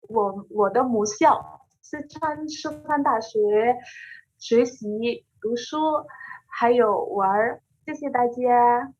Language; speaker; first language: Chinese; non-native, fluent; Indonesian